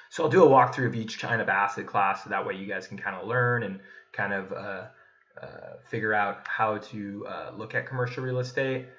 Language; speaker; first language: English; native; English